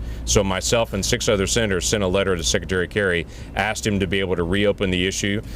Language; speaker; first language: English; native; English